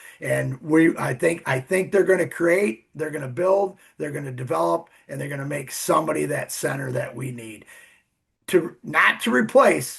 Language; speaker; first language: English; native; English